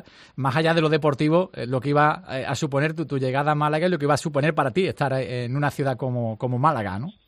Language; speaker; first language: Spanish; non-native, fluent; Polish